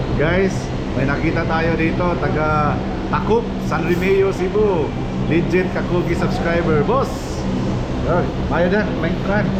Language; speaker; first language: Filipino; non-native, local second language; Cebuano